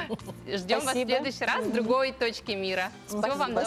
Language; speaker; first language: Russian; native; Russian